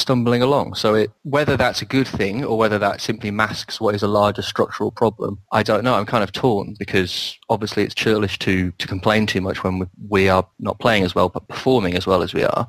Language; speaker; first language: English; native; English